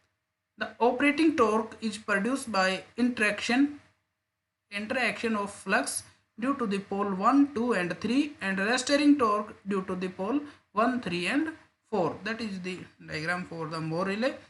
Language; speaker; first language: English; non-native, local second language; Hindi